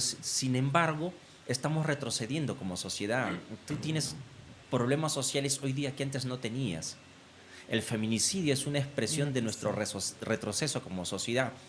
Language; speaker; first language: Spanish; native; Spanish